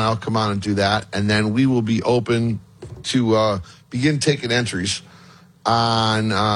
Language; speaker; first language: English; native; English